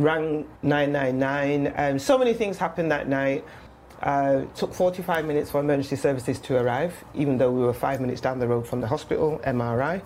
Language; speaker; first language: English; native; English